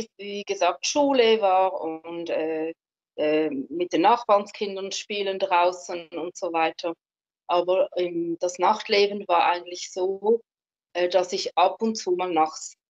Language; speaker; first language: German; non-native, local second language; French